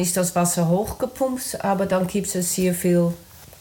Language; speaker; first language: German; non-native, learner; Dutch